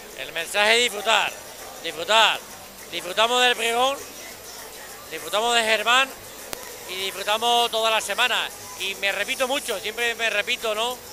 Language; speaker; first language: Spanish; native; Spanish